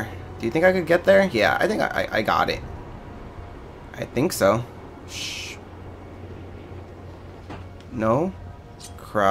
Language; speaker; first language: English; native; English